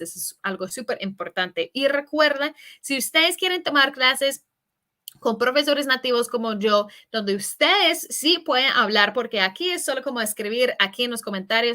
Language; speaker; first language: Spanish; non-native, fluent; English